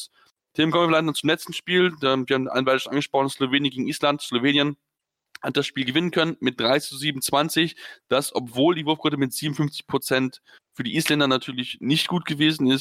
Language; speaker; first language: German; native; German